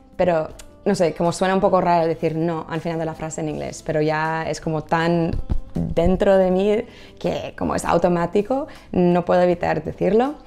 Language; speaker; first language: Spanish; non-native, fluent; English